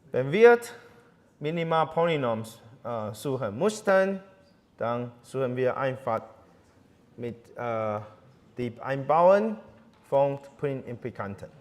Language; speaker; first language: German; non-native, learner; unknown